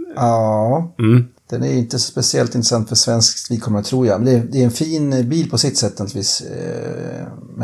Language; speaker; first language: Swedish; native; Swedish